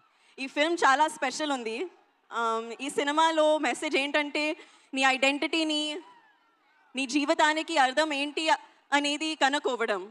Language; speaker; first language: Telugu; non-native, learner; Hindi